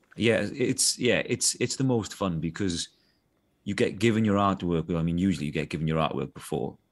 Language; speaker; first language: English; native; English